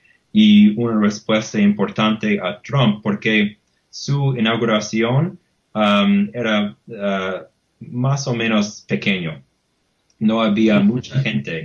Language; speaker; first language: Spanish; non-native, fluent; English